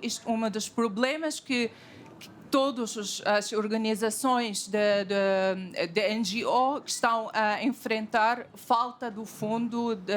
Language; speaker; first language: Portuguese; non-native, fluent; Arabic